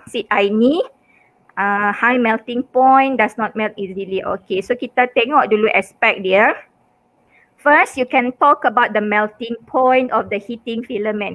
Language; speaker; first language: English; non-native, local second language; Malay